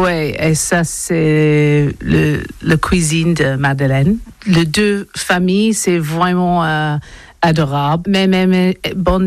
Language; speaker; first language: French; non-native, learner; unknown